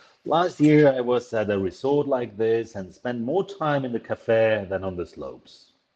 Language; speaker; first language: English; non-native, fluent; Spanish